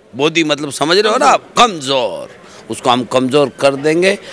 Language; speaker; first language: Hindi; native; Hindi